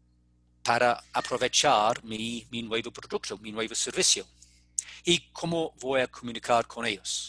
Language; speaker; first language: Spanish; non-native, fluent; English